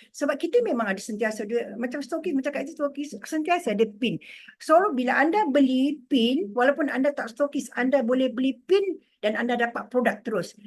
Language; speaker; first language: Malay; native; Malay